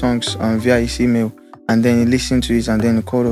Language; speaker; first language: English; non-native, local second language; Yoruba